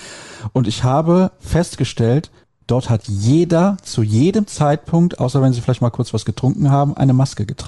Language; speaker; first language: German; native; German